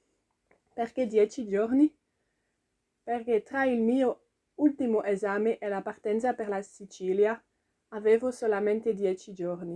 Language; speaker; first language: Italian; non-native, learner; French